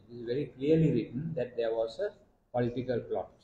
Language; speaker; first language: English; non-native, local second language; Sinhala